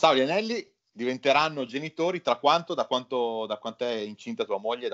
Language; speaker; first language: Italian; native; Italian